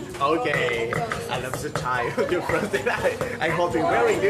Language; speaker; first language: English; non-native, learner; Thai